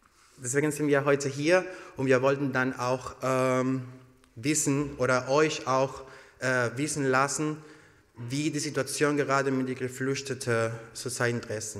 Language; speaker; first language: German; non-native, learner; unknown